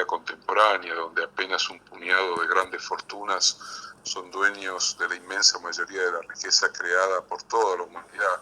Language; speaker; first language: Spanish; native; Spanish